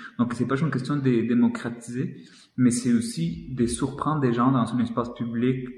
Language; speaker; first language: French; non-native, fluent; Spanish